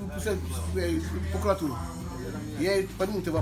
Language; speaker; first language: Russian; non-native, fluent; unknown